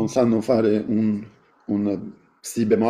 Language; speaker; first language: Italian; non-native, fluent; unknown